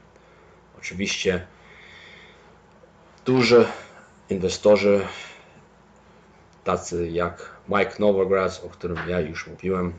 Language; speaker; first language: Polish; early bilingual, heritage; Polish